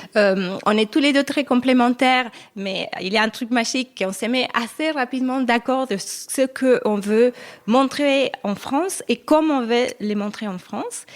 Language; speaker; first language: French; non-native, fluent; Spanish